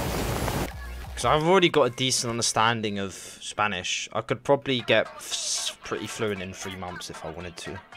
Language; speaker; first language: English; native; English